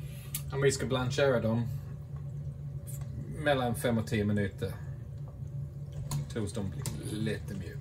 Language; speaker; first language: Swedish; non-native, fluent; English